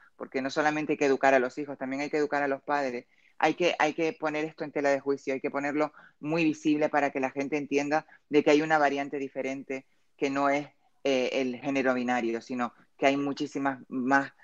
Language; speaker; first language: Spanish; native; Spanish